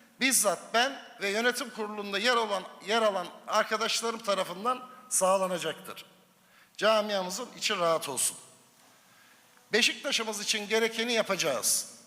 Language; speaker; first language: Turkish; native; Turkish